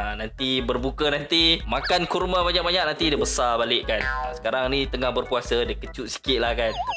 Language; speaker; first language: Malay; native; Malay